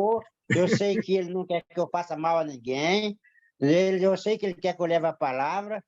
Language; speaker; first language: Portuguese; native; Portuguese